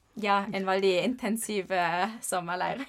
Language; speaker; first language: Norwegian; non-native, fluent; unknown